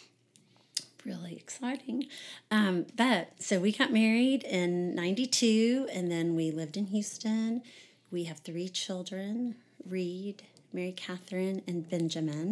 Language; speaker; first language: English; native; English